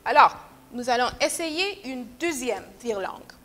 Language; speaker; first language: French; non-native, fluent; English